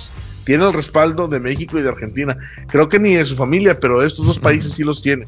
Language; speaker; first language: Spanish; native; Spanish